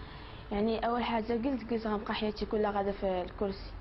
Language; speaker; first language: Arabic; native; Arabic